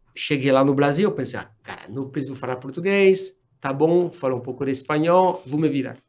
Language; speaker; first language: Portuguese; non-native, fluent; French